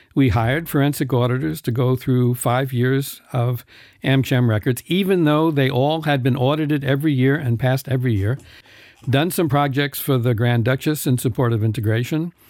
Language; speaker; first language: English; native; English